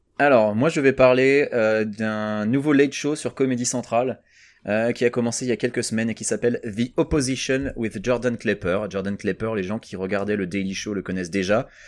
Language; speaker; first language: French; native; French